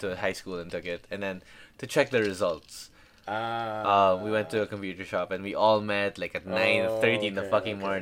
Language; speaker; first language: English; non-native, local second language; Filipino